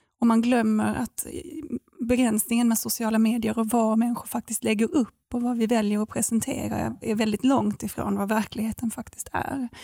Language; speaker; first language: Swedish; native; Swedish